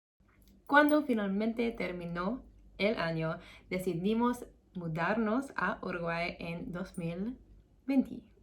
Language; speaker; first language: Spanish; non-native, learner; English